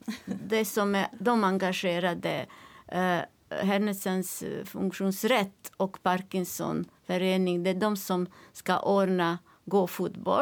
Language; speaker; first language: Swedish; non-native, learner; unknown